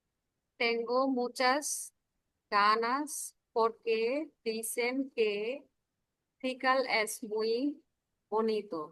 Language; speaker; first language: Spanish; non-native, learner; Bangla